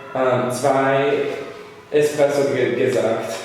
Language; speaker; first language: German; non-native, learner; English